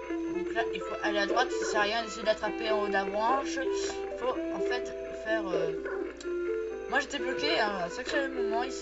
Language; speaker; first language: French; native; French